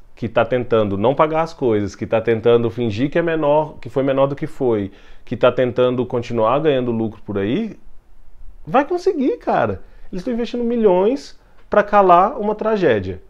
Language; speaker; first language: Portuguese; native; Portuguese